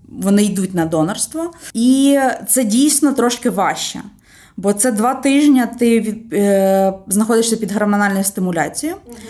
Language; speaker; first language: Ukrainian; native; Ukrainian